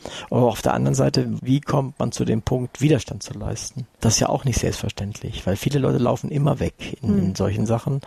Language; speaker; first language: German; native; German